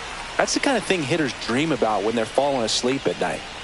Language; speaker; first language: English; native; English